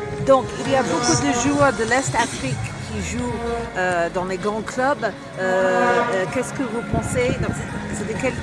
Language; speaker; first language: French; non-native, local second language; Kinyarwanda